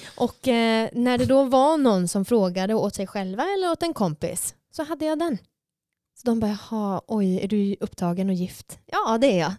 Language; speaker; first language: Swedish; native; Swedish